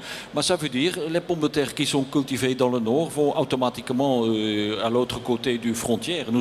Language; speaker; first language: French; non-native, learner; Dutch